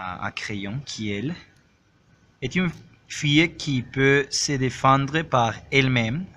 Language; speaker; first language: French; non-native, learner; Spanish